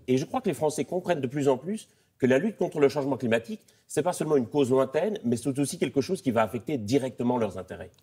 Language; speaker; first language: French; native; French